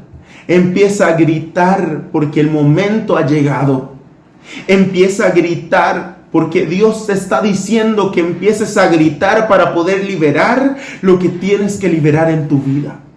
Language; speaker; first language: Spanish; native; Spanish